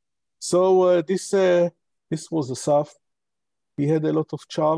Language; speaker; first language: English; non-native, local second language; Hebrew